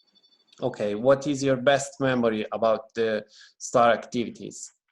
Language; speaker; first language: English; non-native, fluent; Italian